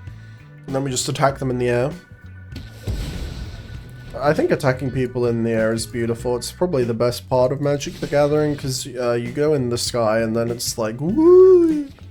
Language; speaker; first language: English; native; English